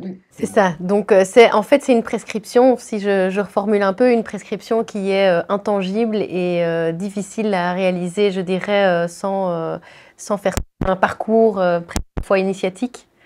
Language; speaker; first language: French; native; French